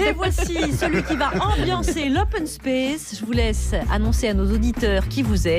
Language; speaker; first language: French; native; French